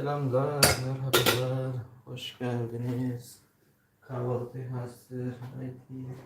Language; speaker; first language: Turkish; non-native, learner; Filipino